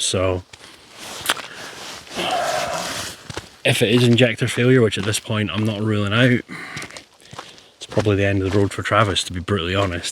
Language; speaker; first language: English; native; English